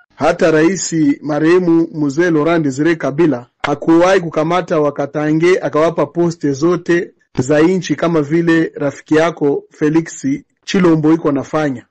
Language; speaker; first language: Swahili; native; Swahili